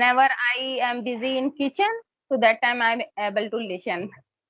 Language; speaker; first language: English; non-native, fluent; Hindi